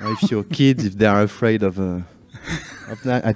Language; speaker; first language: English; non-native, fluent; French